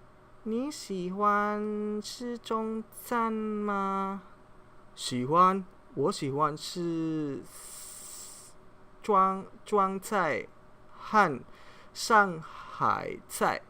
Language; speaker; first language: Chinese; non-native, fluent; Indonesian